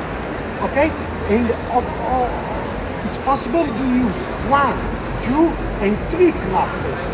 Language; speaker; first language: English; non-native, learner; Italian